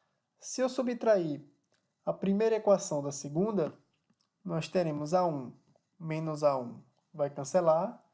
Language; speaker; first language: Portuguese; native; Portuguese